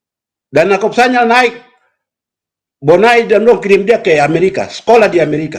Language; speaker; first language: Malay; non-native, local second language; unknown